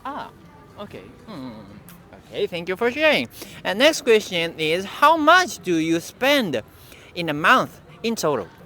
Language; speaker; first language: English; non-native, fluent; Japanese